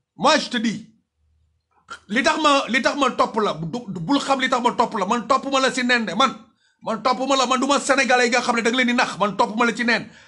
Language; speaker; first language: French; non-native, local second language; Wolof